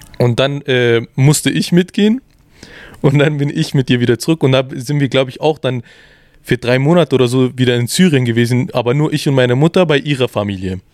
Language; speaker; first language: German; early bilingual, other home language; Kurdish